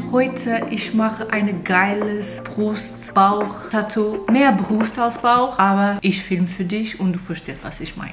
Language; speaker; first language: German; non-native, fluent; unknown